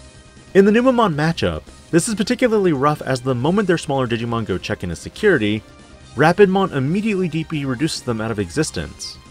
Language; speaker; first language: English; native; English